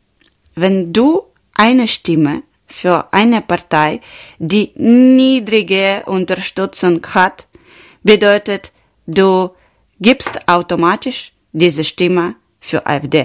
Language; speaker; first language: German; non-native, learner; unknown